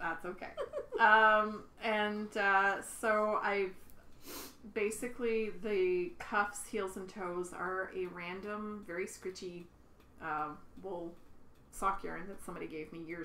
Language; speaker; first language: English; native; English